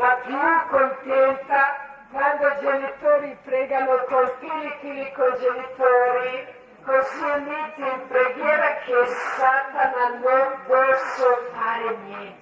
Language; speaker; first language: Italian; non-native, learner; Croatian